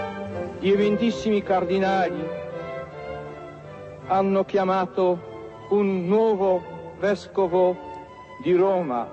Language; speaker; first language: Italian; non-native, fluent; Polish